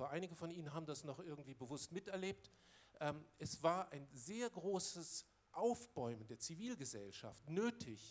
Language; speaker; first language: German; non-native, local second language; Luxembourgish